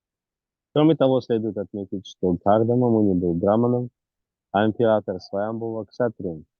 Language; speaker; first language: Russian; native; Russian